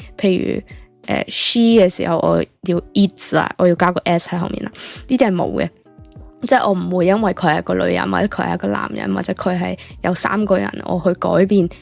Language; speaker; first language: Cantonese; native; Cantonese